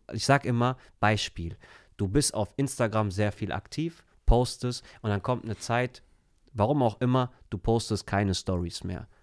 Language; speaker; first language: German; early bilingual, other home language; Turkish